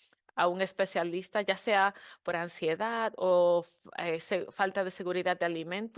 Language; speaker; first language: Spanish; non-native, fluent; English